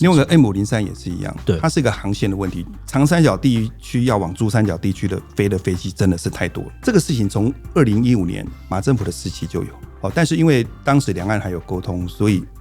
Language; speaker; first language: Chinese; native; Chinese